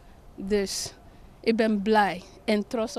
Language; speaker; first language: Dutch; non-native, learner; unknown